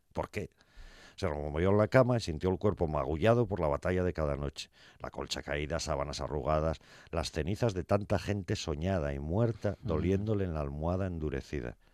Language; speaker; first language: Spanish; native; Spanish